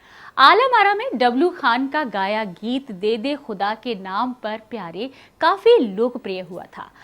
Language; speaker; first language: Hindi; native; Hindi